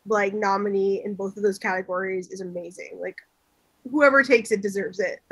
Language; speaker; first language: English; native; English